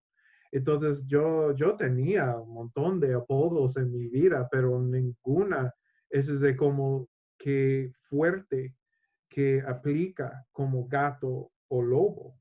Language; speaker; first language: Spanish; non-native, learner; English